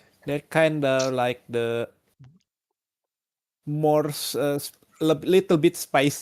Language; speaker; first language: English; non-native, learner; Indonesian